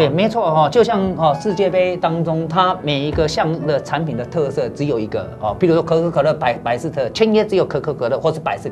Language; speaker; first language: Chinese; native; Chinese